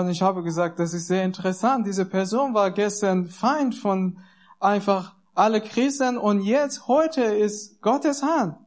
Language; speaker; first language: German; non-native, learner; Persian